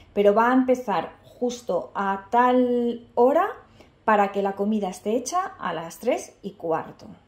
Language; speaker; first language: Spanish; native; Spanish